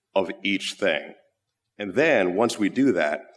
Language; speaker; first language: English; native; English